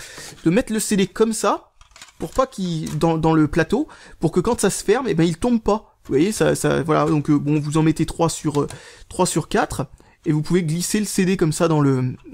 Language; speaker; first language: French; native; French